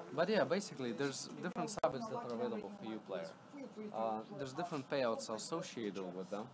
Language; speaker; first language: English; non-native, fluent; Latvian